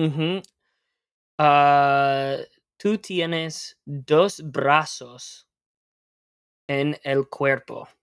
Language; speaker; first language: Spanish; non-native, fluent; English